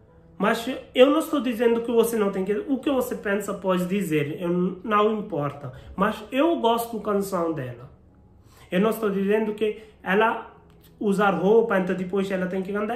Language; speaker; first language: Portuguese; non-native, learner; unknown